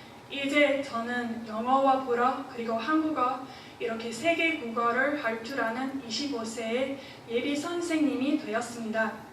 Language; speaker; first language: Korean; non-native, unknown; English